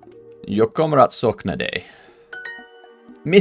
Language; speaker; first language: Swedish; non-native, learner; English